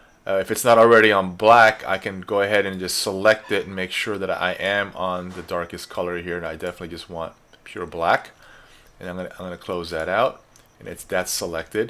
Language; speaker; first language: English; native; English